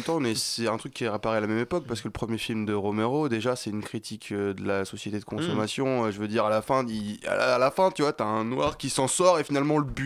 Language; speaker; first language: French; native; French